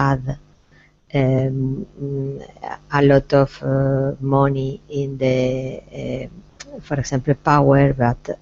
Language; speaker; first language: English; non-native, learner; Spanish